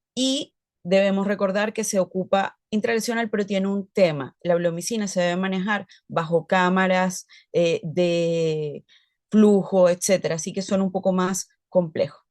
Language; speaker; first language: Spanish; native; Spanish